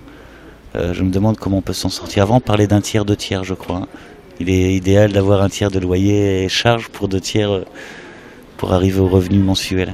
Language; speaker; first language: French; native; French